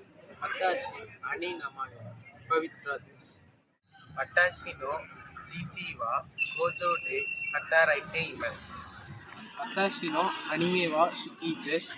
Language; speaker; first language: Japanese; non-native, learner; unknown